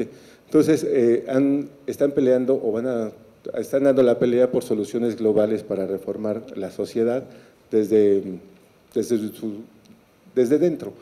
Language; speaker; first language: Spanish; native; Spanish